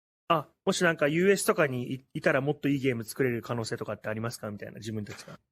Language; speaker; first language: Japanese; native; Japanese